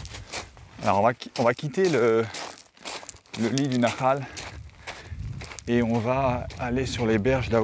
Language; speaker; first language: French; native; French